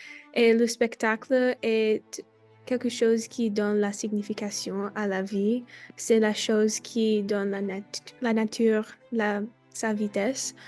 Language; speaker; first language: French; non-native, learner; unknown